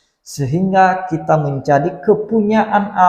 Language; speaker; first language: Indonesian; native; Indonesian